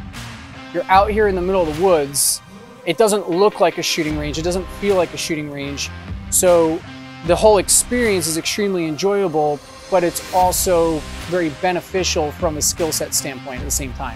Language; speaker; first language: English; native; English